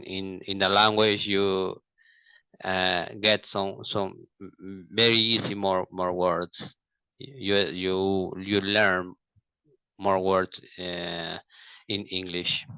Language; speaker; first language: English; non-native, learner; Portuguese